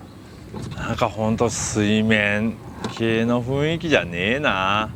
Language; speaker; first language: Japanese; native; Japanese